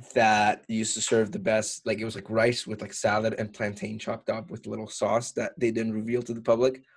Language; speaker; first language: English; early bilingual, other home language; Spanish